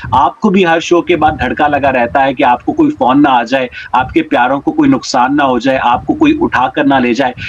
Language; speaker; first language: Urdu; native; Urdu